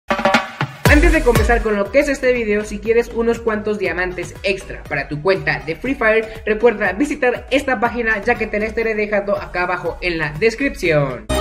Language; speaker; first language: Spanish; native; Spanish